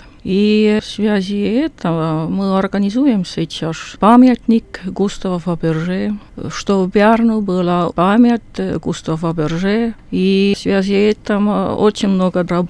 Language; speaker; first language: Russian; non-native, learner; Estonian